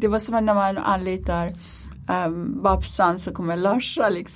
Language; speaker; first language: Swedish; non-native, fluent; Persian